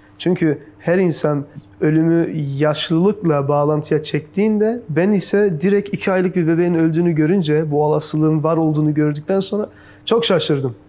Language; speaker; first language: Turkish; early bilingual, heritage; Turkish